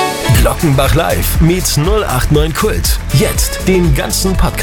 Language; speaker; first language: German; native; German